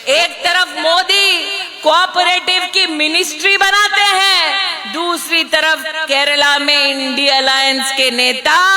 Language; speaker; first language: Hindi; native; Hindi